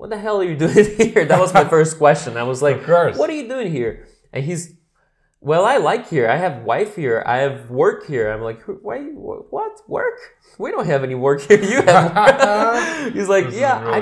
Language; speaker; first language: English; non-native, fluent; Russian